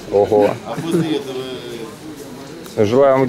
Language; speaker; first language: Russian; native; Russian